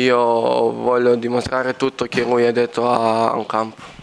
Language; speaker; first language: Italian; non-native, learner; Serbian